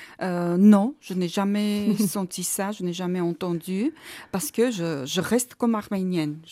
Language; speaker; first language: French; non-native, fluent; Armenian